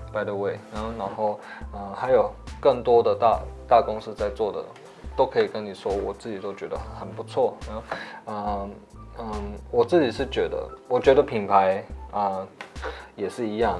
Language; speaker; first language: Chinese; non-native, fluent; German